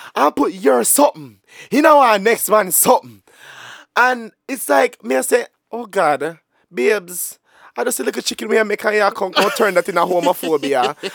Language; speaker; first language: English; non-native, local second language; Jamaican Creole English